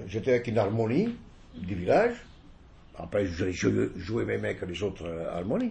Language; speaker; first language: French; non-native, fluent; Italian